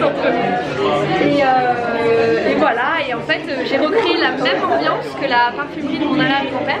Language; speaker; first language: French; native; French